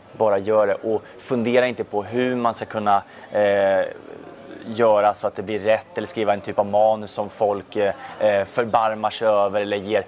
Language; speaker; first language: Swedish; native; Swedish